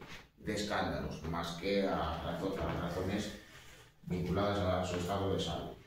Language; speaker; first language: Spanish; native; Spanish